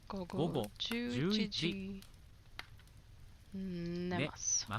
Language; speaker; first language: Japanese; non-native, learner; English